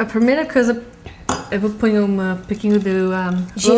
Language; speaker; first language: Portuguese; early bilingual, heritage; Portuguese